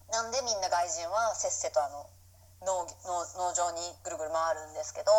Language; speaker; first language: Japanese; native; Japanese